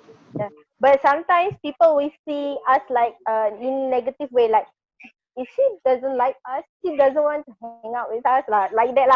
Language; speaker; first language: English; non-native, learner; Malay